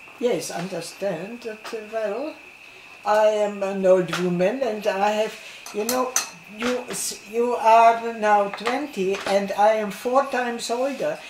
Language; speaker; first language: English; non-native, fluent; German